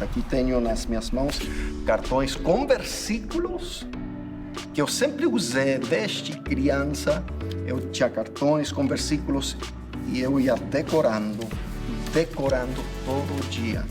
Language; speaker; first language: Portuguese; non-native, fluent; English